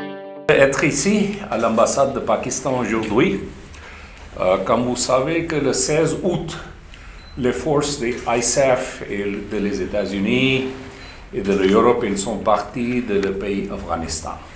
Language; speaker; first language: French; non-native, fluent; Urdu